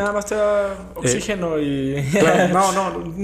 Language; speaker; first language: Spanish; native; Spanish